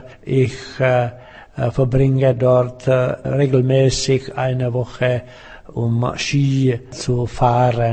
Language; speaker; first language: German; non-native, fluent; Czech